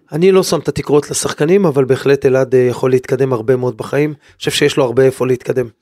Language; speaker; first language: Hebrew; native; Hebrew